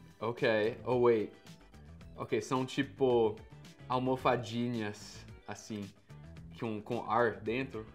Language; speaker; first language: Portuguese; non-native, fluent; English